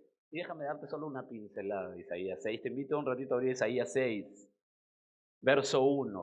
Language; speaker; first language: Spanish; native; Spanish